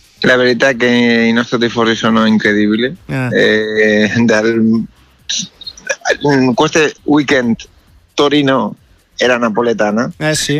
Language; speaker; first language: Italian; non-native, learner; Spanish